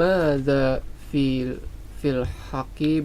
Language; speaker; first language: Arabic; non-native, learner; Indonesian